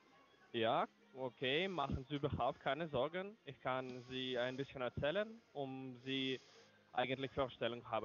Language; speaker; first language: German; non-native, learner; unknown